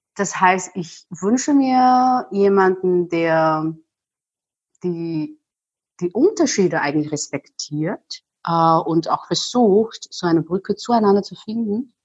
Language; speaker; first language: German; non-native, fluent; Chinese